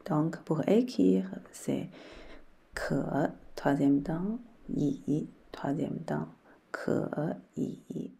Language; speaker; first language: French; non-native, learner; Chinese